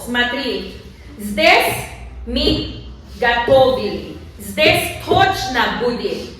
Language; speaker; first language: Russian; non-native, learner; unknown